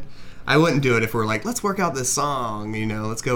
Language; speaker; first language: English; native; English